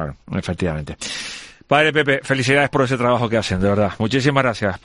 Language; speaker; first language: Spanish; native; Spanish